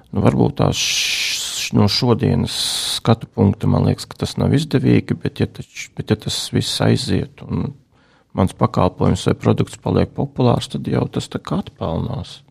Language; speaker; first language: Latvian; non-native, local second language; Russian